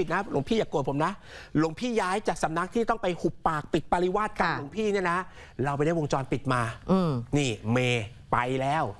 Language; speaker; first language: Thai; native; Thai